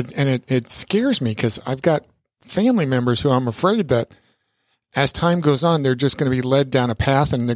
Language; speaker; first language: English; early bilingual, other home language; Italian